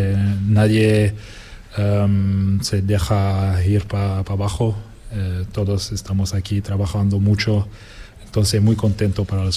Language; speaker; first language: Spanish; non-native, fluent; French